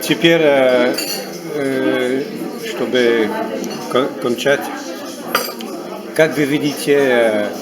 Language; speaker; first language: Russian; non-native, learner; French